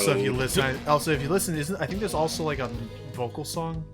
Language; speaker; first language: English; native; English